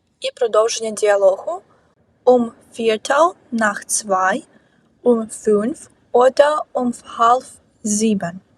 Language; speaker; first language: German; non-native, fluent; Ukrainian